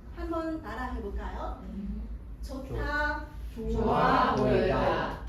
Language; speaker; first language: Korean; non-native, fluent; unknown